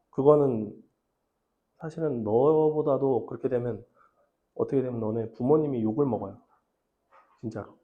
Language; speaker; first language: Korean; native; Korean